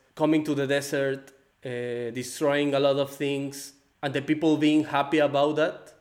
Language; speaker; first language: English; non-native, fluent; Spanish